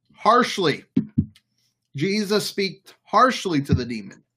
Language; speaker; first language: English; native; English